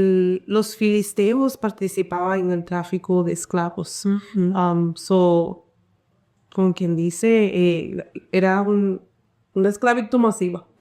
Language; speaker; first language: Spanish; early bilingual, heritage; Spanish